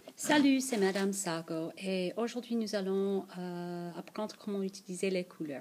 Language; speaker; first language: French; non-native, fluent; English